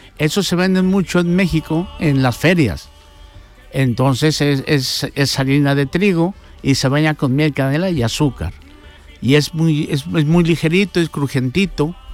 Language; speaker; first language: Spanish; native; Spanish